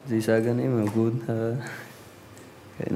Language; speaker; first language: German; non-native, learner; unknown